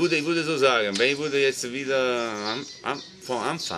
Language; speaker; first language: German; non-native, learner; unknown